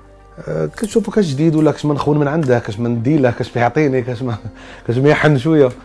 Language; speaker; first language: Arabic; native; Arabic